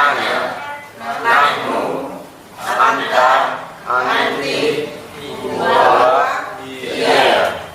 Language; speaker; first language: Arabic; non-native, learner; Indonesian